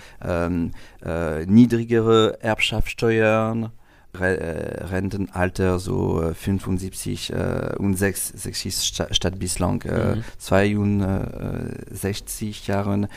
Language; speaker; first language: German; non-native, learner; French